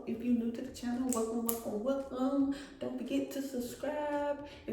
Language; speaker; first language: English; native; English